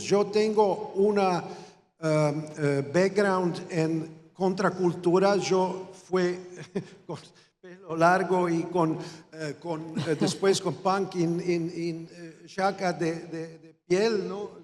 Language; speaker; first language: Spanish; non-native, fluent; Croatian